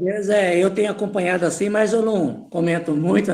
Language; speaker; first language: Portuguese; native; Portuguese